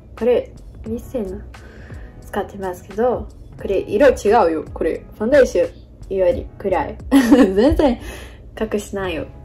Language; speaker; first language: Japanese; non-native, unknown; Portuguese